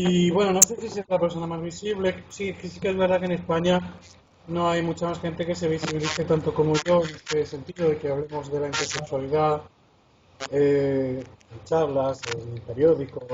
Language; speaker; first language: Spanish; native; Spanish